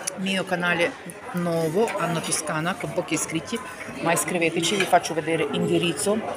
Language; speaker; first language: Italian; non-native, learner; Ukrainian